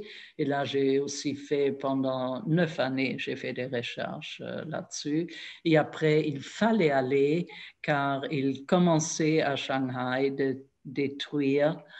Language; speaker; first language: French; non-native, fluent; German